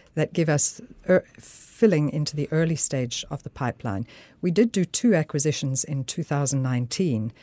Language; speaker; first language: English; native; English